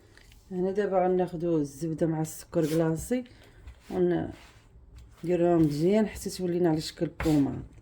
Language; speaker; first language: Arabic; native; Arabic